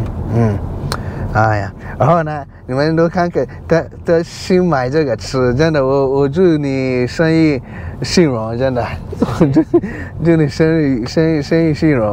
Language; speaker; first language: Chinese; non-native, learner; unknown